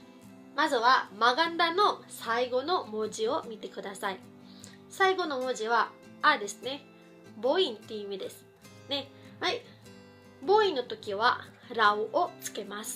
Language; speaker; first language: Japanese; non-native, fluent; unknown